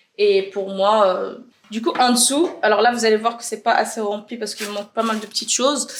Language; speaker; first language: French; early bilingual, other home language; Arabic